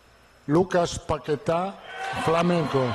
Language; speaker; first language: Portuguese; non-native, learner; Italian